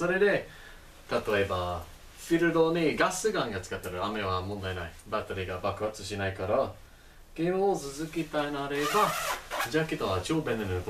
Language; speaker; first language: Japanese; non-native, fluent; English